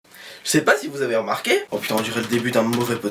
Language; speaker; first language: French; native; French